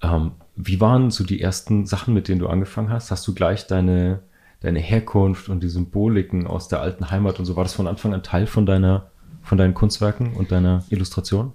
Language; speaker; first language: German; native; German